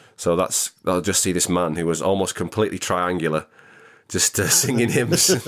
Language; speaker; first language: English; native; English